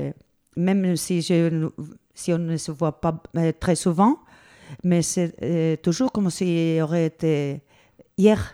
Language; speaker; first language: French; non-native, learner; Spanish